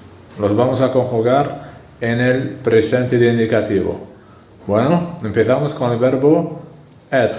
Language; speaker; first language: Spanish; non-native, fluent; Arabic